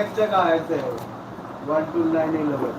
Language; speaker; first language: Hindi; non-native, local second language; Santali